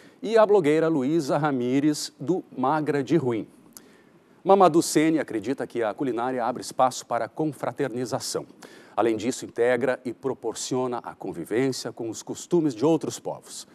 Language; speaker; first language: Portuguese; native; Portuguese